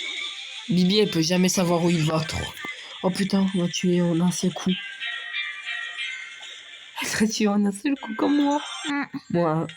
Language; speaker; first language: French; native; French